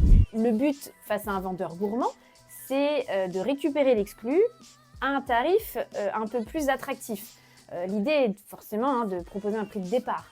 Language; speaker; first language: French; native; French